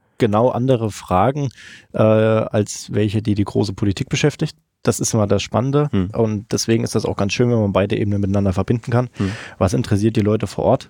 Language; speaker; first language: German; native; German